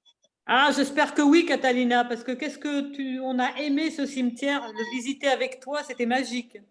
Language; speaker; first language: French; native; French